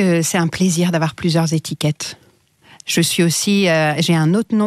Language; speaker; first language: French; native; French